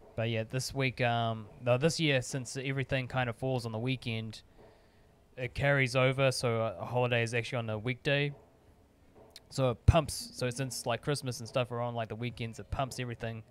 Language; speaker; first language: English; native; English